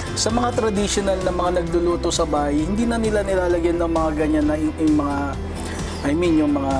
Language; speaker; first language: Filipino; native; Filipino